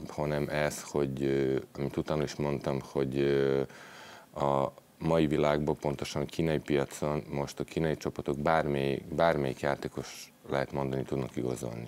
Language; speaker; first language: Hungarian; non-native, fluent; Serbian